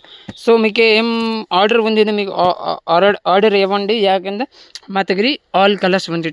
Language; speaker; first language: Telugu; non-native, local second language; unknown